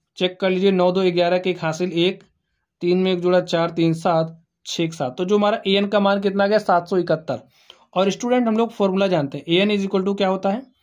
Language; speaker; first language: Hindi; native; Hindi